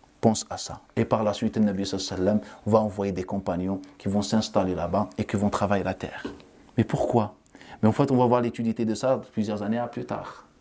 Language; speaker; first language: French; non-native, local second language; Wolof